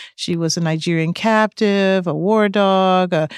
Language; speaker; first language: English; native; English